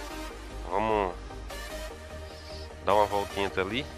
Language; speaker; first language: Portuguese; native; Portuguese